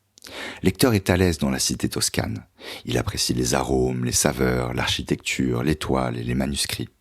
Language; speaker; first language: French; native; French